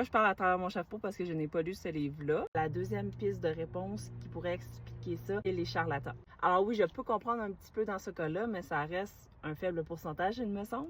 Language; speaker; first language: French; native; French